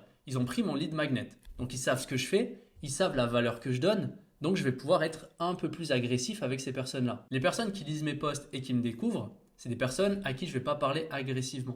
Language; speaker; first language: French; native; French